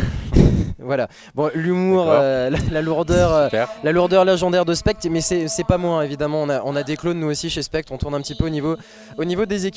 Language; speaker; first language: French; native; French